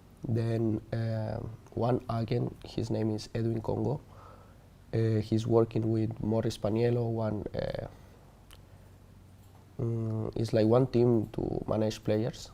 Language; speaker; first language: English; non-native, learner; Spanish